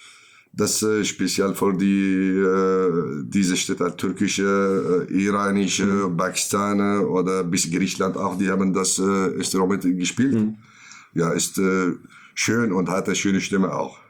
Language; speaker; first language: German; non-native, learner; Kurdish